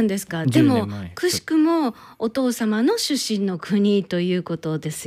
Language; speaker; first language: Japanese; native; Japanese